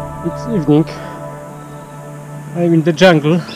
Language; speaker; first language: English; non-native, learner; Polish